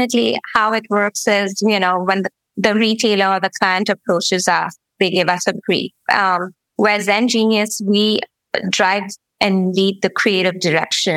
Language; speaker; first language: English; non-native, local second language; Gujarati